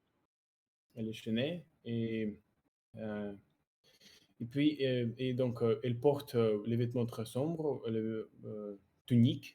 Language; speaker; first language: French; non-native, learner; Russian